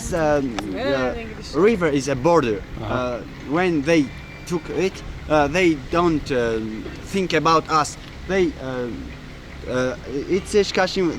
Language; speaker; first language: English; non-native, learner; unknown